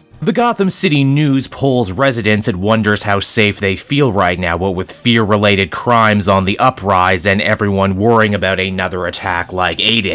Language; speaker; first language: English; native; English